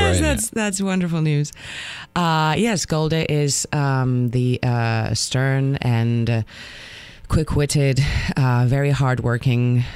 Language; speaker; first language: English; non-native, fluent; Spanish